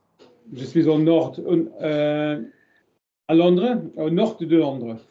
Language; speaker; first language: French; non-native, learner; German